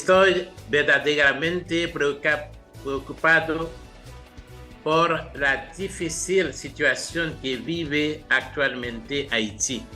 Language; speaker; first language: Spanish; non-native, fluent; Haitian Creole